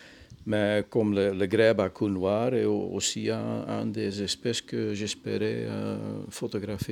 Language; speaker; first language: French; non-native, fluent; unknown